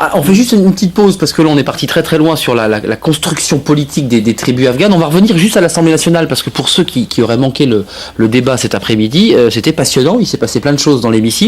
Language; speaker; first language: French; native; French